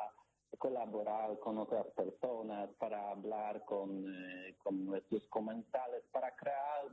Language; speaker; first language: Spanish; non-native, learner; Polish